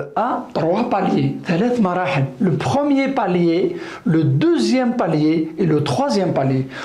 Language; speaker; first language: French; non-native, local second language; Arabic